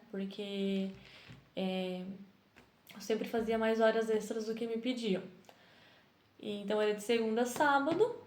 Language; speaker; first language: Portuguese; native; Portuguese